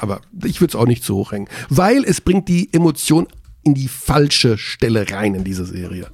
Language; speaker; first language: German; native; German